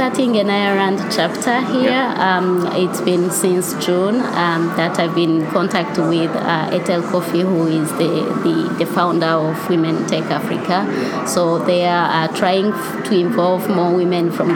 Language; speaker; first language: English; non-native, local second language; Kinyarwanda